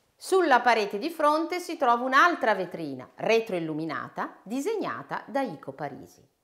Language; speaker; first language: Italian; native; Italian